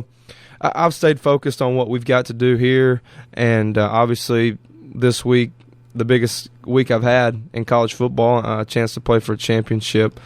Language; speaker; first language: English; native; English